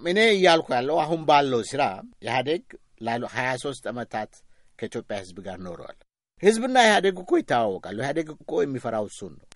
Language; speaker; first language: Amharic; non-native, local second language; Oromo